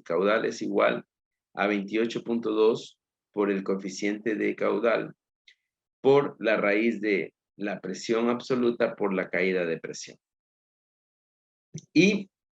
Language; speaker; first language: Spanish; native; Spanish